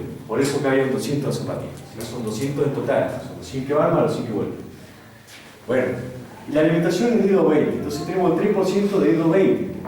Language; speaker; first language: Spanish; native; Spanish